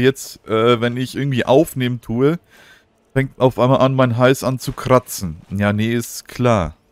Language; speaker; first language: German; native; German